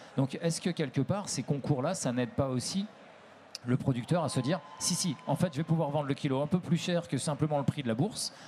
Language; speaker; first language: French; native; French